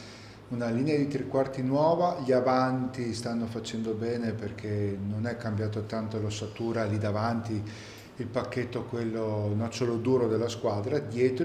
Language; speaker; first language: Italian; native; Italian